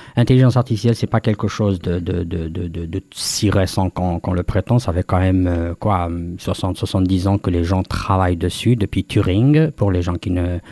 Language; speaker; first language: French; non-native, local second language; Kabyle